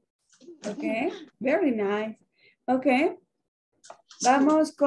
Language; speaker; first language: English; non-native, learner; Spanish